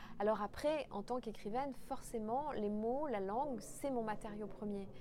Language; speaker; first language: French; non-native, local second language; Kinyarwanda